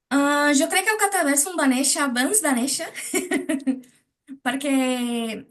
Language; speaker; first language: Catalan; non-native, learner; Portuguese